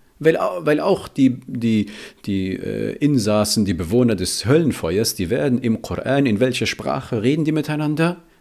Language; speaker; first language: German; early bilingual, other home language; Riffian